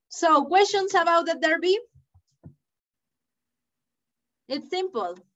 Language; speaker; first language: English; non-native, fluent; Spanish